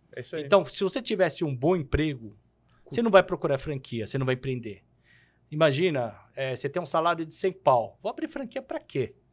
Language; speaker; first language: Portuguese; early bilingual, other home language; Korean